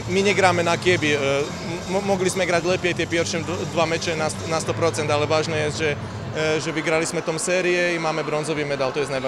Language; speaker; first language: Polish; non-native, fluent; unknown